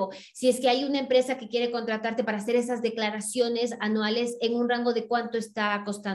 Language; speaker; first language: Spanish; native; Spanish